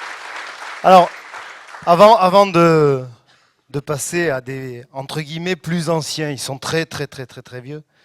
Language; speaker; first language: French; native; French